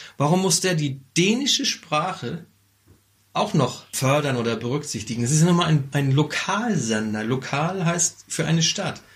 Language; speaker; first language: German; native; German